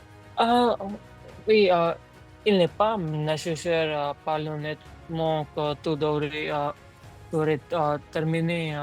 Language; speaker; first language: French; non-native, learner; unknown